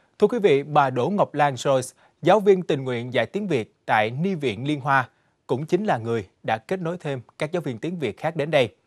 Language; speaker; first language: Vietnamese; native; Vietnamese